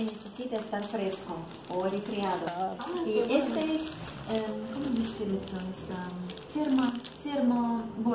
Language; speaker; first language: Spanish; non-native, learner; Russian